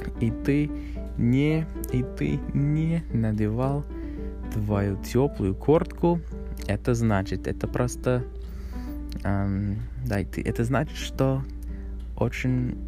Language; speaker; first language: Russian; non-native, learner; English